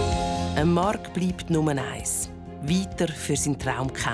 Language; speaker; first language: German; native; German